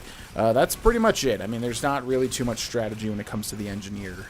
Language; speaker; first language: English; native; English